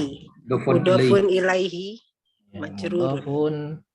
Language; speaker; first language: Arabic; non-native, learner; Indonesian